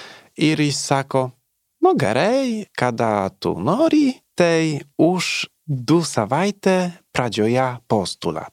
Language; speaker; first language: Lithuanian; non-native, learner; Polish